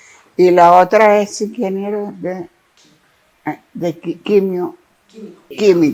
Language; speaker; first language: Spanish; non-native, fluent; Greek